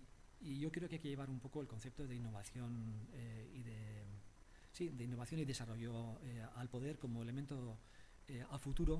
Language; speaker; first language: Spanish; native; Spanish